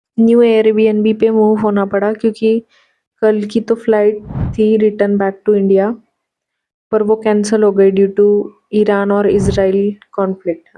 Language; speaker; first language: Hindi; non-native, local second language; Marathi